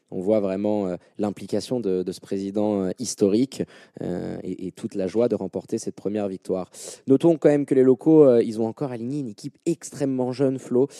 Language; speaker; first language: French; native; French